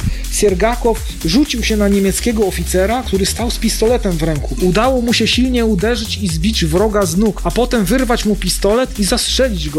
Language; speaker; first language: Polish; native; Polish